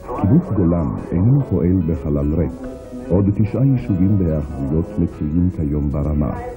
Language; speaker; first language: Hebrew; native; Hebrew